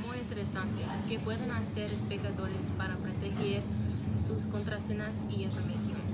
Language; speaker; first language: Spanish; non-native, learner; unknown